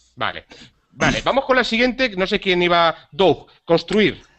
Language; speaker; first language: Spanish; native; Spanish